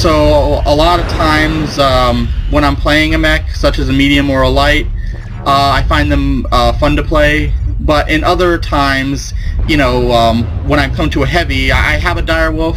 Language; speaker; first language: English; native; English